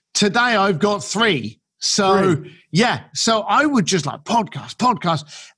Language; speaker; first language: English; native; English